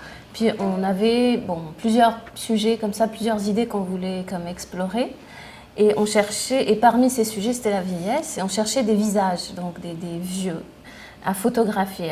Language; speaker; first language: French; non-native, local second language; Arabic